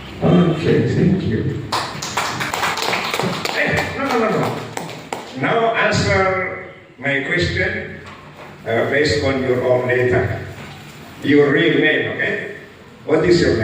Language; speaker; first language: English; non-native, fluent; Indonesian